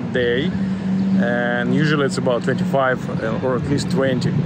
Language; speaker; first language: English; non-native, fluent; Russian